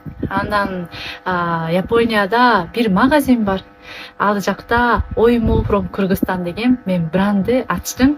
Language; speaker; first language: Kyrgyz; non-native, learner; Japanese